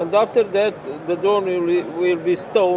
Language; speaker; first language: English; non-native, learner; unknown